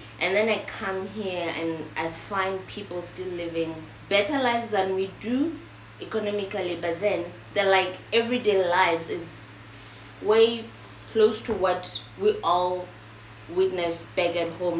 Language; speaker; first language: English; non-native, local second language; Southern Sotho